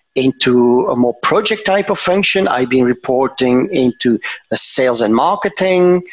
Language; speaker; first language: English; non-native, fluent; Dutch